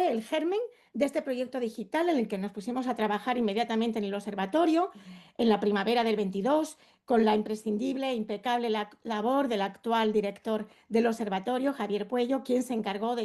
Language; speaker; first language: Spanish; native; Spanish